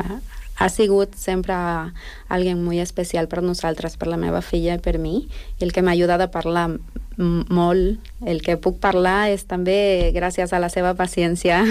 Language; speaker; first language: Catalan; non-native, fluent; Spanish